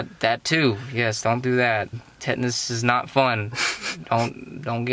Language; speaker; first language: English; native; English